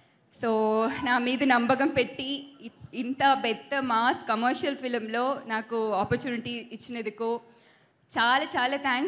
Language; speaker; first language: Telugu; non-native, learner; Tamil